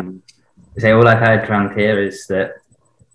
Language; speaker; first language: English; native; English